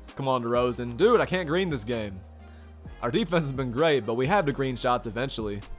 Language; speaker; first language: English; native; English